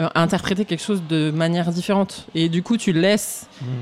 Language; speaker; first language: French; native; French